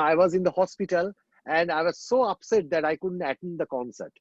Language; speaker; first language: English; non-native, local second language; Bangla